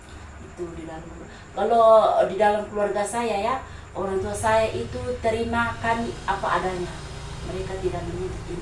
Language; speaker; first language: Indonesian; non-native, local second language; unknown